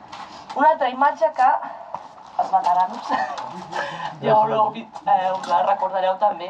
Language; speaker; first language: Catalan; native; Catalan